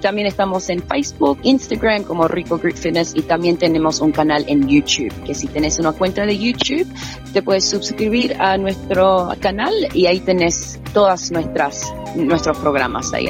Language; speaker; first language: Spanish; native; Spanish